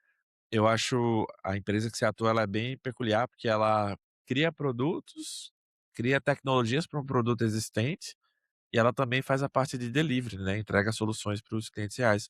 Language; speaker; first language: Portuguese; native; Portuguese